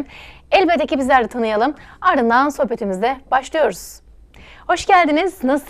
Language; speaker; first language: Turkish; native; Turkish